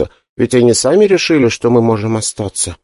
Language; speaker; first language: Russian; native; Russian